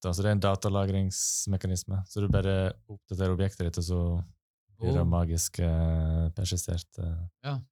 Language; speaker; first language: Norwegian; native; Norwegian